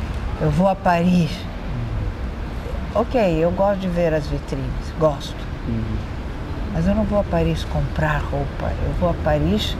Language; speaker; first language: Portuguese; early bilingual, other home language; Italian